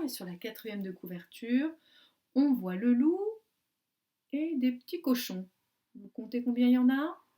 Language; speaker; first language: French; native; French